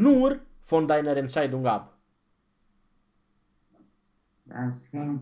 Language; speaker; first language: German; non-native, fluent; Romanian